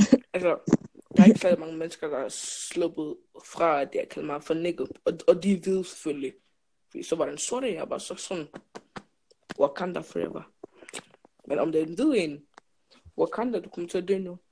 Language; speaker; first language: Danish; early bilingual, other home language; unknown